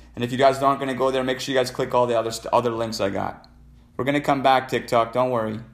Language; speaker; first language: English; native; English